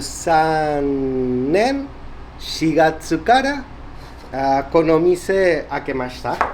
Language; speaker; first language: Japanese; non-native, learner; Spanish